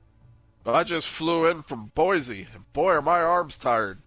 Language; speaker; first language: English; native; English